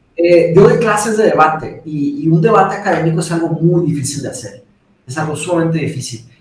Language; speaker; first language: Spanish; early bilingual, other home language; Portuguese